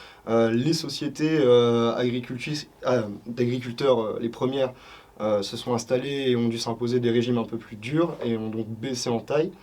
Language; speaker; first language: French; native; French